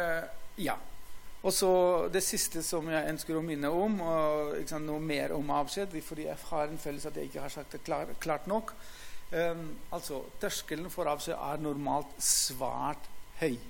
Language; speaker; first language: Norwegian; non-native, fluent; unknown